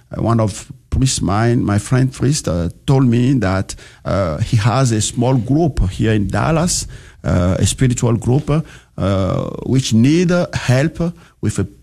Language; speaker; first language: English; non-native, learner; French